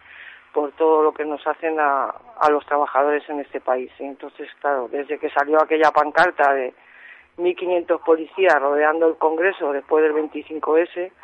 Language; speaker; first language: Spanish; native; Spanish